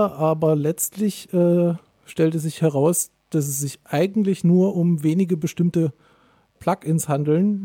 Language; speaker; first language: German; native; German